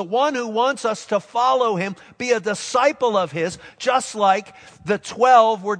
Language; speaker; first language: English; native; English